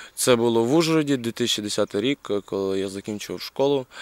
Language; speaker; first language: Ukrainian; native; Ukrainian